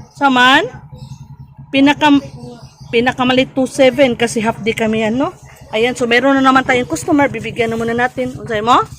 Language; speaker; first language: Filipino; non-native, local second language; Cebuano